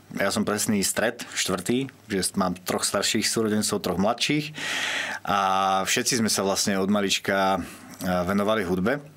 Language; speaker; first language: Slovak; native; Slovak